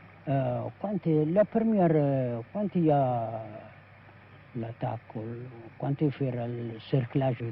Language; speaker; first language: French; non-native, learner; Arabic